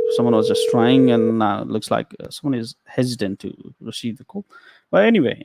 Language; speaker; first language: English; non-native, local second language; Nepali